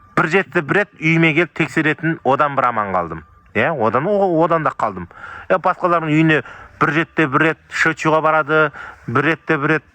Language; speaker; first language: Kazakh; native; Kazakh